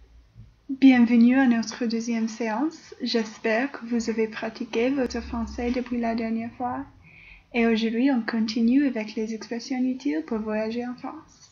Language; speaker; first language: French; non-native, fluent; English